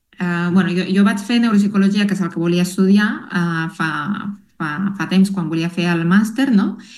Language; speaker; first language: Catalan; non-native, fluent; Spanish